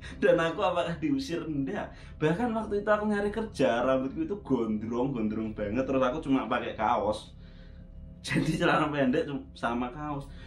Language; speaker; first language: Indonesian; native; Indonesian